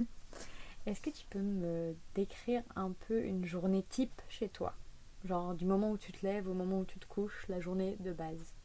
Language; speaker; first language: French; native; French